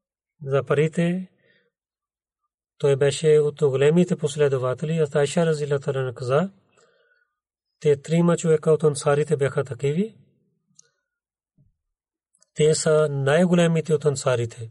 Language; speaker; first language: Bulgarian; non-native, learner; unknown